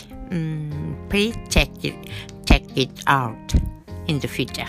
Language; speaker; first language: English; non-native, learner; Japanese